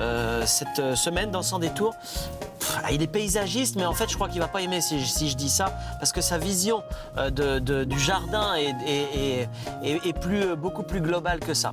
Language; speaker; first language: French; native; French